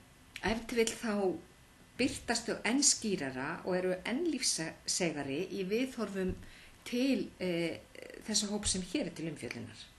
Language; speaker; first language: Icelandic; native; Icelandic